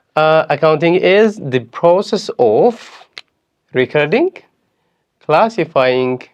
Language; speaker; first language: English; non-native, local second language; Amharic